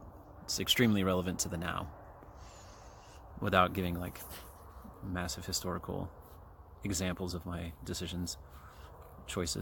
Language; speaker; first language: English; native; English